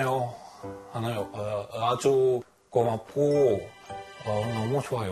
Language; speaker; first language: Korean; non-native, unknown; German